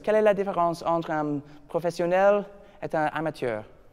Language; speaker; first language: French; non-native, learner; English